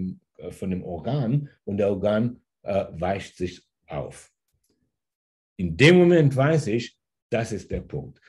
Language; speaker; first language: German; early bilingual, heritage; German